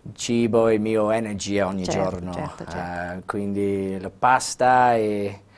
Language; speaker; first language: Italian; non-native, fluent; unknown